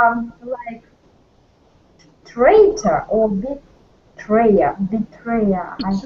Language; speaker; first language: English; non-native, learner; Russian